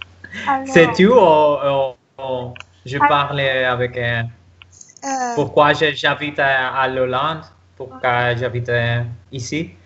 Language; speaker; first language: French; non-native, learner; Spanish